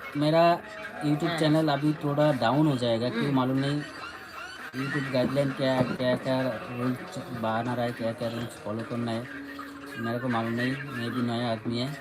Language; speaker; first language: Hindi; non-native, learner; Bangla